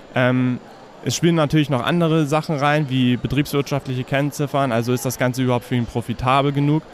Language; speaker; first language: German; native; German